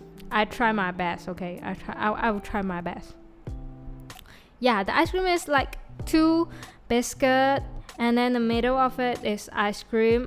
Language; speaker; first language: English; non-native, local second language; Chinese